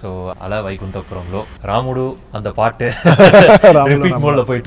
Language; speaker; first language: Tamil; native; Tamil